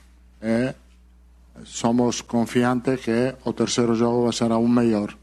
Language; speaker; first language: Portuguese; non-native, learner; Italian